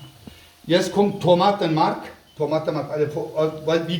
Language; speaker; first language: German; non-native, local second language; Kurdish